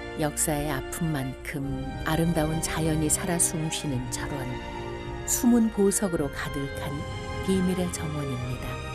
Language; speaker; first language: Korean; native; Korean